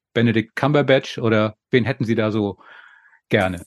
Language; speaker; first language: German; native; German